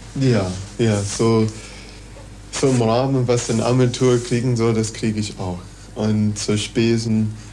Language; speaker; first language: German; non-native, fluent; English